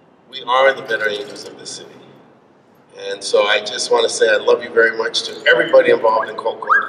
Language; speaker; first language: English; early bilingual, other home language; Spanish